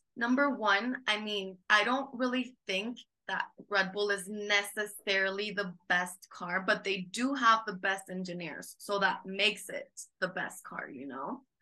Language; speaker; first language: English; non-native, fluent; Spanish